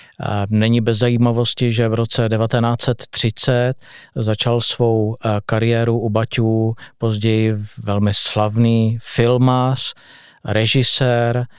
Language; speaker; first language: Czech; native; Czech